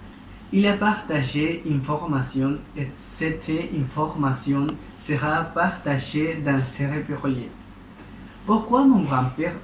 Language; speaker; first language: French; non-native, learner; Spanish